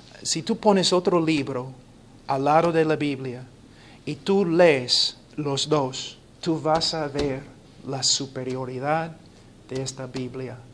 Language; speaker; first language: Spanish; non-native, fluent; English